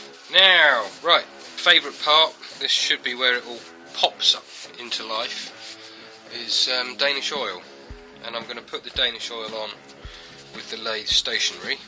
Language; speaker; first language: English; native; English